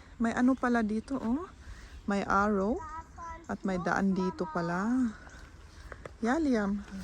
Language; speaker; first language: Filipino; non-native, fluent; German